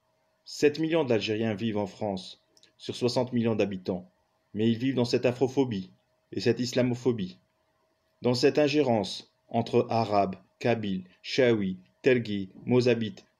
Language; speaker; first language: French; non-native, local second language; Kabyle